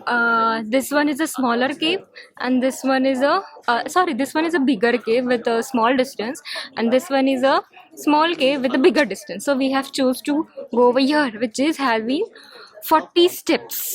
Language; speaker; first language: English; non-native, local second language; Marathi